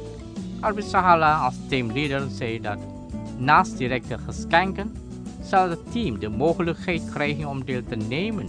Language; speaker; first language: Dutch; non-native, learner; Indonesian